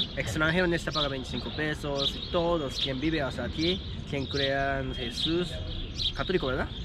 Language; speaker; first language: Spanish; non-native, learner; Japanese